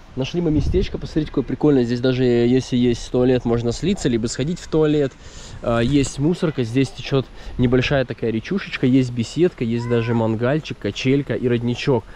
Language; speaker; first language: Russian; native; Russian